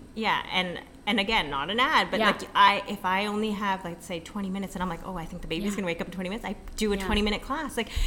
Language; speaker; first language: English; early bilingual, other home language; Filipino